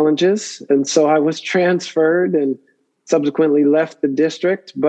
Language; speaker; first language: English; native; English